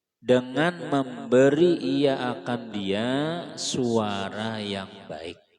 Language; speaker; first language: Indonesian; non-native, local second language; Banjar